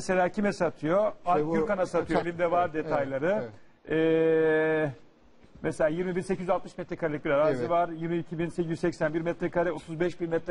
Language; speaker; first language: Turkish; native; Turkish